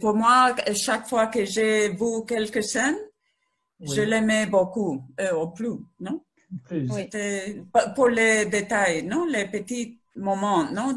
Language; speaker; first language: French; non-native, learner; Spanish